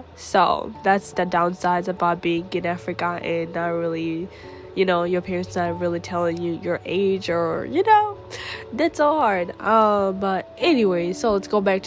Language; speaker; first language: English; early bilingual, other home language; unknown